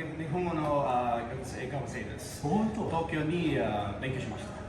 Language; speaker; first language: Japanese; non-native, learner; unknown